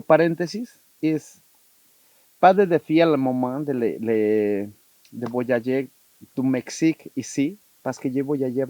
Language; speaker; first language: French; non-native, learner; Spanish